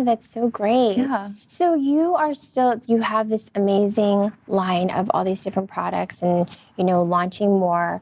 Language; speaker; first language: English; native; English